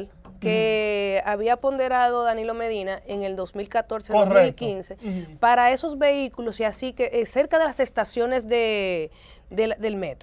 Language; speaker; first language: Spanish; native; Spanish